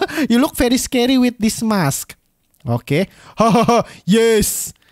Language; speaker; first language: English; non-native, learner; Indonesian